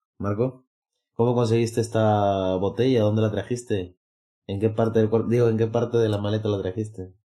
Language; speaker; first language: Spanish; native; Spanish